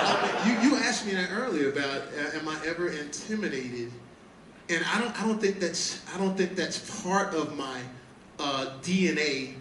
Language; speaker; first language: English; native; English